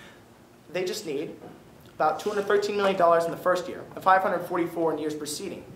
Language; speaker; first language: English; native; English